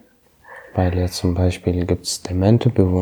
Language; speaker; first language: German; non-native, learner; Arabic